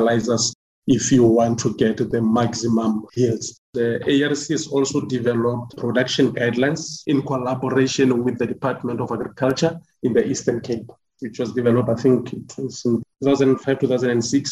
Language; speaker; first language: English; non-native, local second language; Northern Sotho